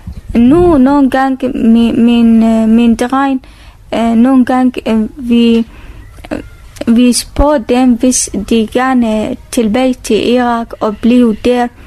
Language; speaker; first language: Danish; non-native, learner; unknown